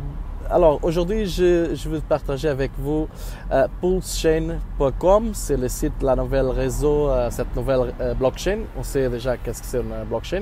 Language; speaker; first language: French; non-native, learner; Portuguese